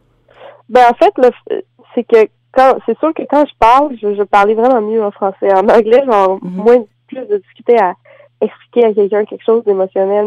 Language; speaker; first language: French; native; French